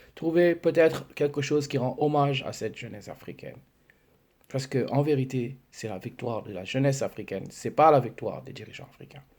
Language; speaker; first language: French; non-native, local second language; Wolof